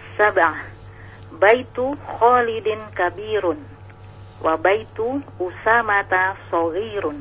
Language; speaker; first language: Arabic; non-native, learner; Indonesian